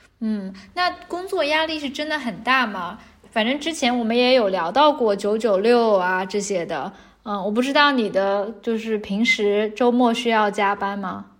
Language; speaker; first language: Chinese; native; Chinese